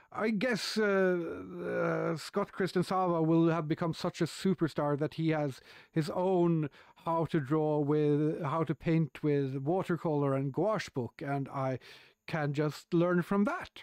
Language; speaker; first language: English; non-native, fluent; Norwegian